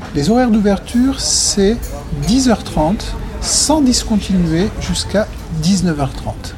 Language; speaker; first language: French; native; French